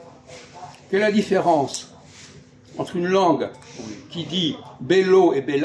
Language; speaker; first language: French; native; French